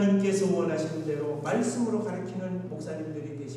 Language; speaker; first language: Korean; native; Korean